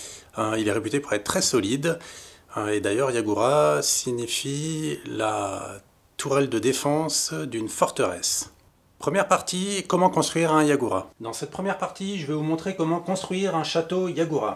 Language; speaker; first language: French; native; French